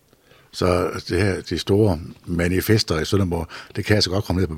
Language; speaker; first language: Danish; native; Danish